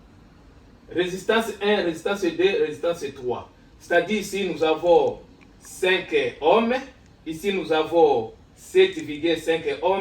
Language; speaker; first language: French; non-native, learner; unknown